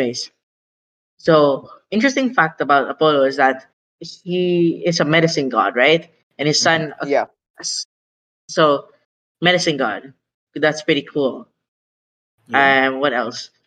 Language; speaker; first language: English; non-native, local second language; Filipino